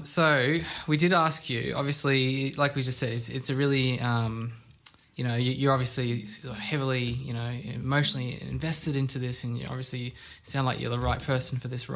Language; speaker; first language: English; native; English